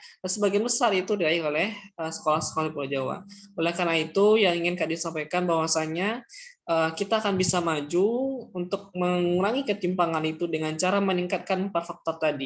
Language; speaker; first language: Indonesian; non-native, local second language; Minangkabau